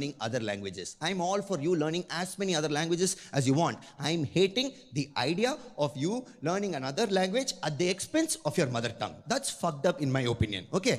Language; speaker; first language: English; non-native, local second language; Tamil